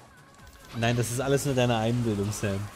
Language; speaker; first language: German; native; German